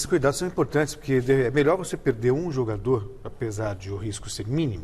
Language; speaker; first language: Portuguese; native; Portuguese